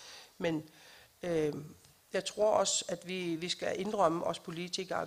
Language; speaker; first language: Danish; non-native, local second language; Kalaallisut